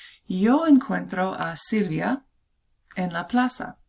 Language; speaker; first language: Spanish; non-native, fluent; English